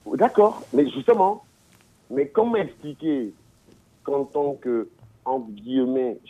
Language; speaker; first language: French; non-native, local second language; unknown